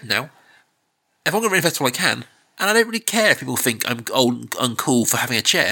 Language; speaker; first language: English; native; English